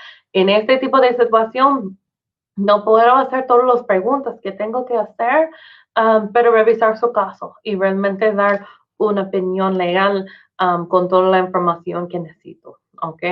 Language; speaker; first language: Spanish; non-native, fluent; English